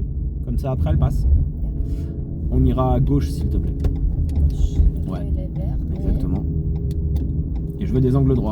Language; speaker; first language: French; native; French